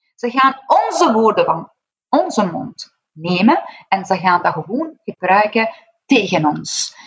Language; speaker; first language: Dutch; non-native, fluent; Persian